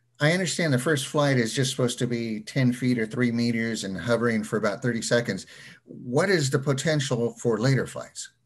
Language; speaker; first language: English; native; English